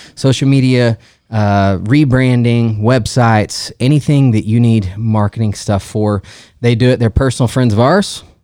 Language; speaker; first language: English; native; English